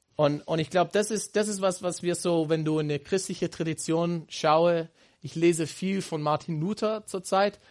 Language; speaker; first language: German; non-native, fluent; English